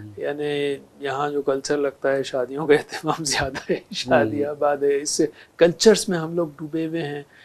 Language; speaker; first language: Urdu; native; Urdu